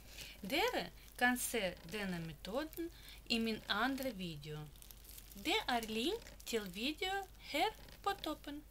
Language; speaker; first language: Norwegian; non-native, learner; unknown